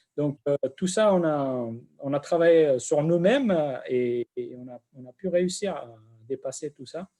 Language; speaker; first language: French; non-native, fluent; Kurdish